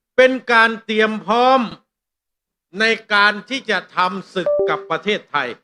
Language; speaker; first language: Thai; non-native, local second language; Northeastern Thai